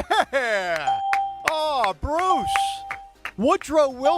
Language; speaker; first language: English; native; English